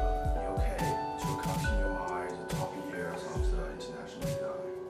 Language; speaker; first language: English; non-native, learner; Chinese